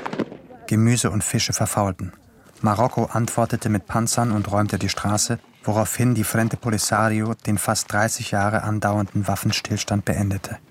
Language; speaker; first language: German; native; German